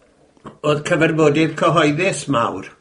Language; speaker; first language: Welsh; native; Welsh